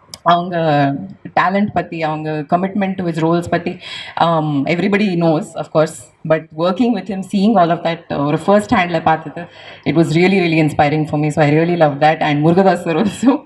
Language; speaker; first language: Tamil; non-native, learner; Kannada